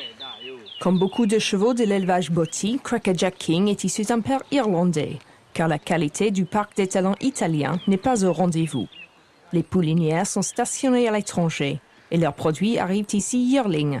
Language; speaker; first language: French; native; French